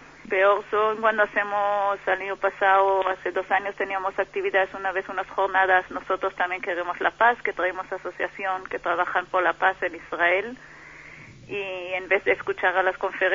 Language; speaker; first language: Spanish; non-native, fluent; Hebrew